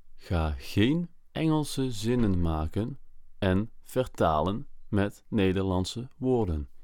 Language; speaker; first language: Dutch; native; Dutch